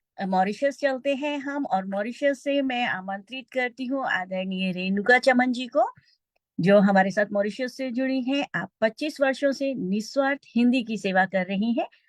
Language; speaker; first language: Hindi; native; Hindi